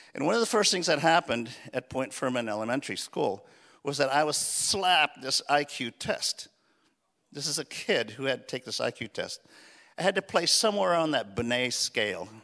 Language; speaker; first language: English; early bilingual, other home language; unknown